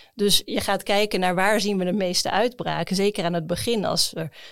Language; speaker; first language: Dutch; native; Dutch